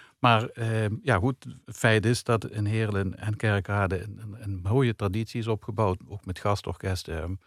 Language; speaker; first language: Dutch; native; Dutch